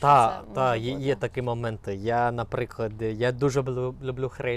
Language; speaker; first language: Ukrainian; non-native, fluent; English